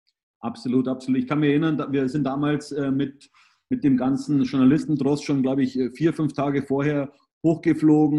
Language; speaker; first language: German; native; German